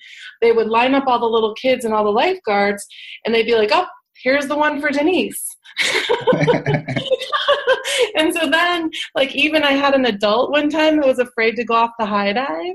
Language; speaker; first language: English; native; English